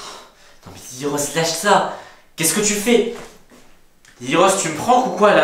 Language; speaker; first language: French; native; French